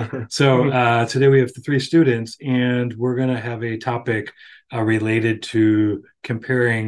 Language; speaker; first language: English; non-native, fluent; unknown